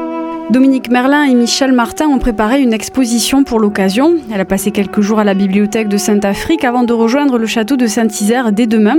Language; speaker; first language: French; native; French